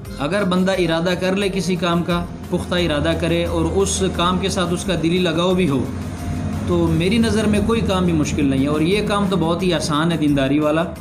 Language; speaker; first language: Urdu; non-native, local second language; Pashto